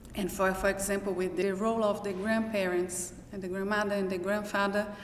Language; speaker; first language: English; non-native, fluent; Portuguese